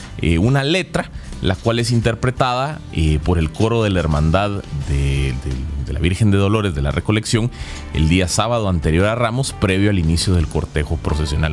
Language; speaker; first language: Spanish; native; Spanish